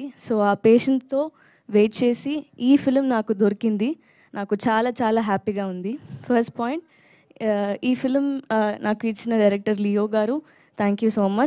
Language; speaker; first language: Telugu; non-native, learner; Tamil